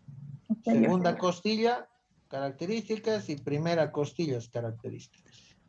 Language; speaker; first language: Spanish; native; Spanish